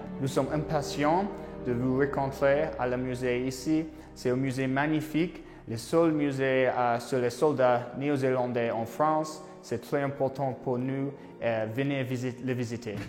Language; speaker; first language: French; non-native, learner; English